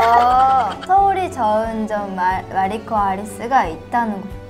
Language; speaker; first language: Korean; non-native, fluent; Japanese